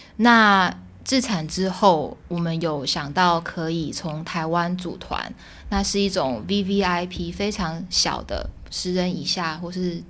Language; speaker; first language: Chinese; early bilingual, heritage; Chinese